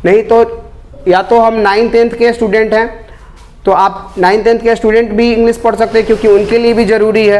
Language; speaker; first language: Hindi; native; Hindi